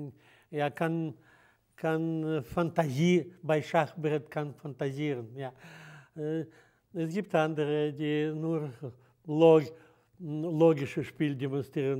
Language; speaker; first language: German; non-native, fluent; Russian